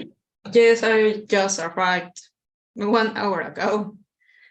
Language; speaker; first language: English; non-native, learner; Spanish